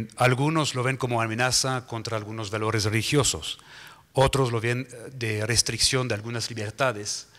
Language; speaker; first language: Spanish; non-native, fluent; French